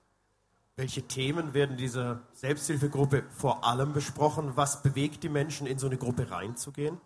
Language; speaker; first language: German; native; German